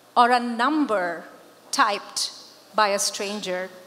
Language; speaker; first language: English; non-native, local second language; Urdu